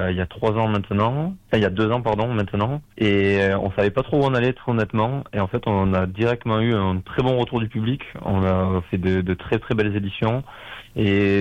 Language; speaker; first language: French; native; French